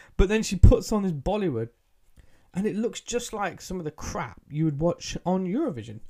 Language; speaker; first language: English; early bilingual, other home language; Hindi